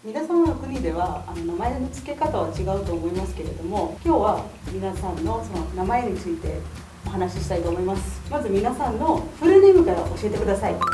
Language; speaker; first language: Japanese; non-native, fluent; Malayalam